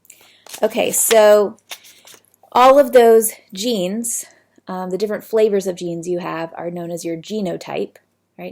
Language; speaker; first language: English; native; English